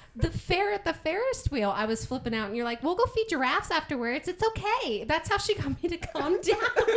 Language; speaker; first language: English; native; English